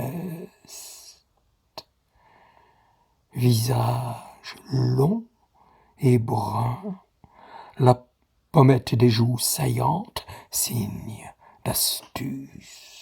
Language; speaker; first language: French; native; French